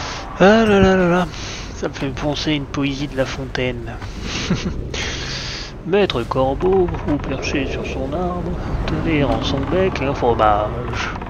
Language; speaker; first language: French; native; French